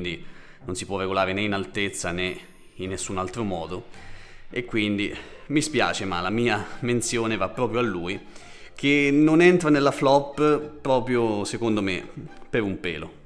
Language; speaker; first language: Italian; native; Italian